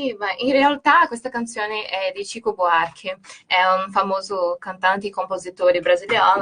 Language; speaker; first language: Italian; non-native, fluent; Portuguese